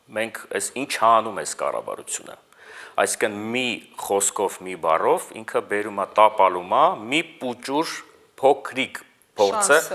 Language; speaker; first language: Armenian; native; Armenian